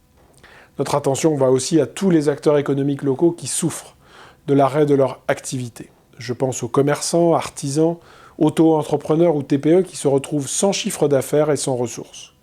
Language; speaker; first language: French; native; French